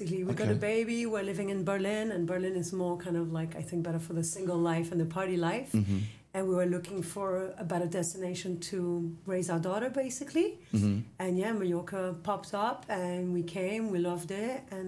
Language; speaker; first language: English; native; English